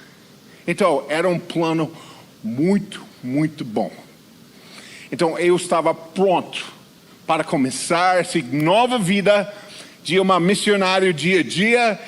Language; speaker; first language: Portuguese; non-native, fluent; English